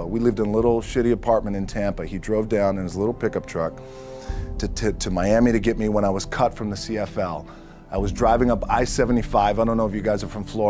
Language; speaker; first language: English; native; English